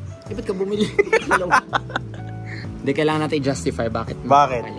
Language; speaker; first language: Filipino; native; Filipino